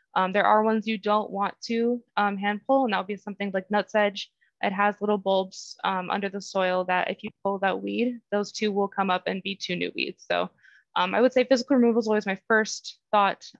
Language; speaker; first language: English; native; English